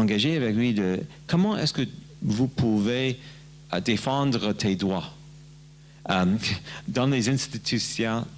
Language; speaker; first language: French; non-native, learner; English